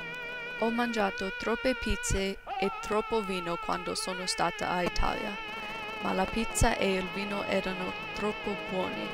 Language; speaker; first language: Italian; non-native, learner; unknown